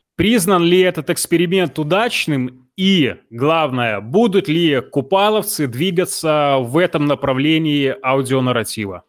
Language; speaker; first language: Russian; non-native, local second language; Belarusian